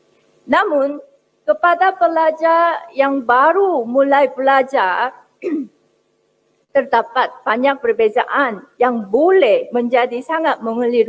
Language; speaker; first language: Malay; non-native, fluent; Korean